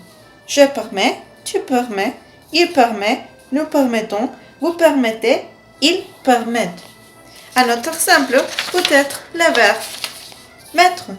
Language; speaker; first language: French; non-native, learner; Spanish